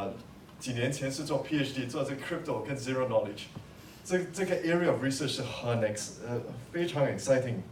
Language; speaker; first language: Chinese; non-native, local second language; English